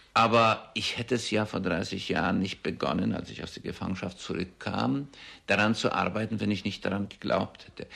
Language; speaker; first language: German; early bilingual, heritage; German